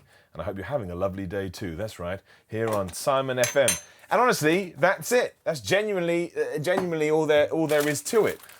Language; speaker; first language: English; native; English